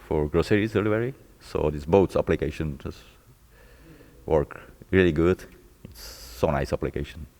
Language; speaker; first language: English; non-native, fluent; Czech